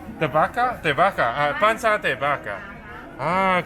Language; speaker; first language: Spanish; non-native, learner; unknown